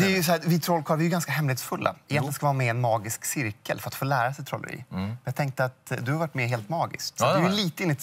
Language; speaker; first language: Swedish; native; Swedish